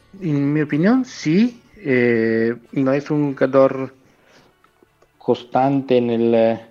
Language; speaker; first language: Spanish; non-native, fluent; Italian